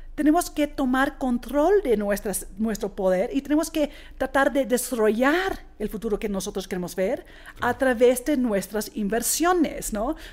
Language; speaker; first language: Spanish; non-native, fluent; English